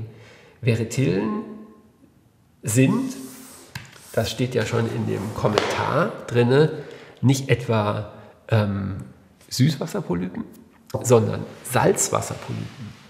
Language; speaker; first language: German; native; German